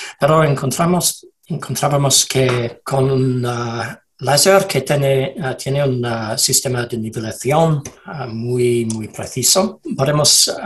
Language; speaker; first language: Spanish; non-native, learner; English